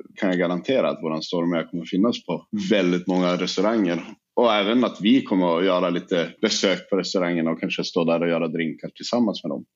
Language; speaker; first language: Swedish; native; Swedish